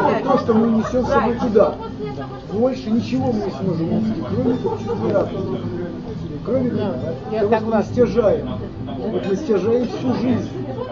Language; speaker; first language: Russian; native; Russian